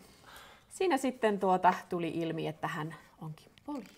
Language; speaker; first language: Finnish; native; Finnish